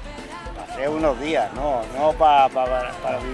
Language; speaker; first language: Spanish; native; Spanish